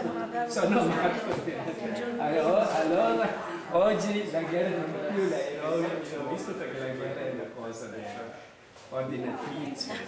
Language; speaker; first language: Italian; non-native, learner; English